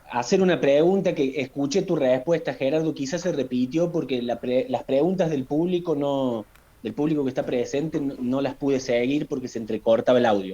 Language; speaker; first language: Spanish; native; Spanish